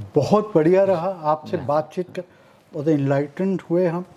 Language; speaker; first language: Hindi; native; Hindi